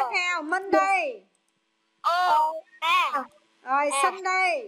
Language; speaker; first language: Vietnamese; native; Vietnamese